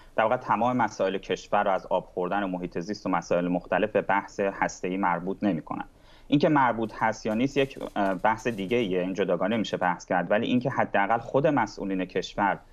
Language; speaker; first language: Persian; native; Persian